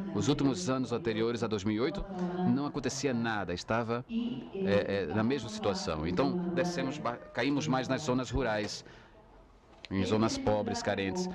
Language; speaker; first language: Portuguese; non-native, fluent; Spanish